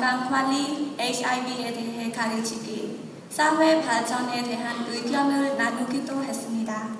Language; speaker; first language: Korean; non-native, learner; Khmer